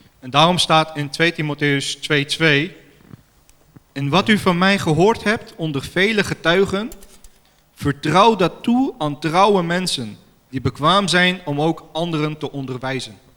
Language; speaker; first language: Dutch; non-native, fluent; Armenian